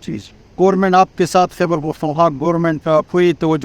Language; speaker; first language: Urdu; non-native, local second language; Pashto